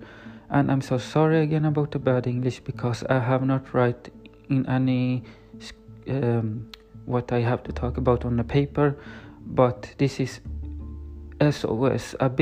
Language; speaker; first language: English; non-native, learner; Swedish